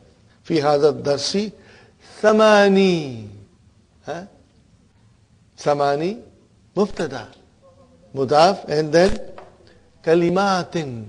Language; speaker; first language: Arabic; non-native, fluent; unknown